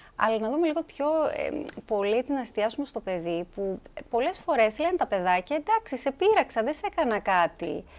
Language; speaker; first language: Greek; native; Greek